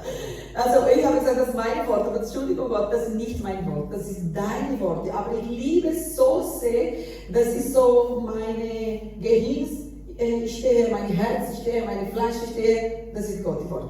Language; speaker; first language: German; non-native, learner; Portuguese